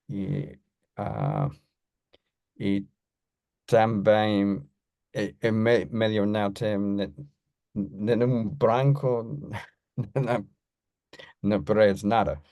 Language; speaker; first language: Portuguese; non-native, learner; English